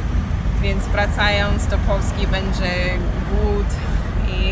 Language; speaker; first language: Polish; non-native, fluent; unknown